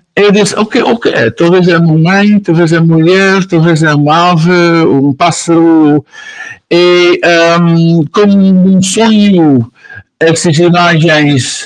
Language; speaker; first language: Portuguese; non-native, learner; Dutch